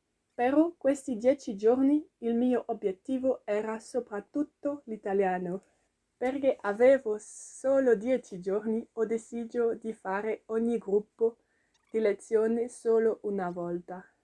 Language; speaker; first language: Italian; non-native, learner; French